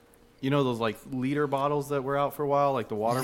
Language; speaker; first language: English; native; English